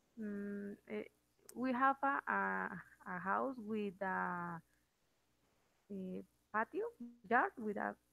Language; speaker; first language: English; non-native, learner; Spanish